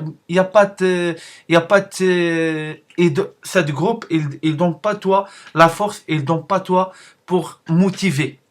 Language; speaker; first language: French; non-native, learner; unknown